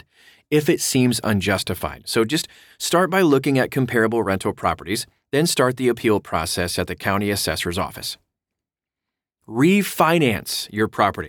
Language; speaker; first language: English; native; English